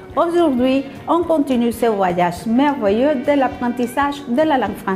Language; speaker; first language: French; non-native, fluent; Spanish